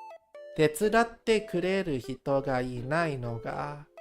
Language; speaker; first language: Japanese; non-native, learner; English